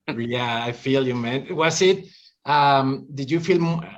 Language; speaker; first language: English; non-native, fluent; Spanish